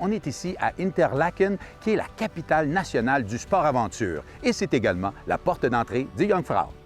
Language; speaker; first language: French; native; French